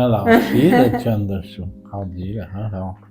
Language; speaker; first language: Chinese; non-native, learner; Portuguese